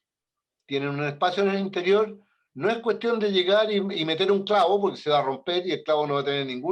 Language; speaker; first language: Spanish; native; Spanish